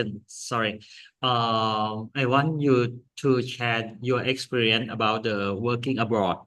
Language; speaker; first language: English; non-native, learner; Thai